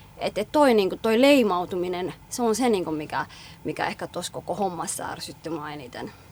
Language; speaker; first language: Finnish; early bilingual, other home language; Somali